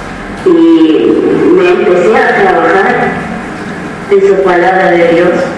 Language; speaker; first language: Spanish; non-native, local second language; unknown